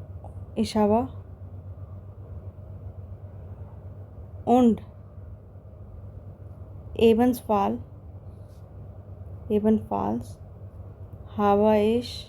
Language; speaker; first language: German; non-native, fluent; Hindi